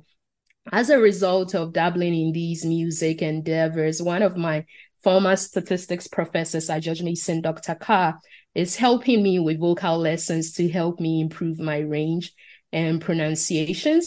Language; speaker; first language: English; non-native, local second language; Akan